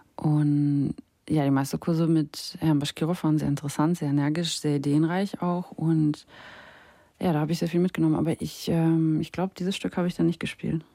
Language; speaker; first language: German; early bilingual, other home language; Russian